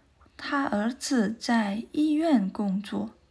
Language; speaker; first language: Chinese; non-native, fluent; Indonesian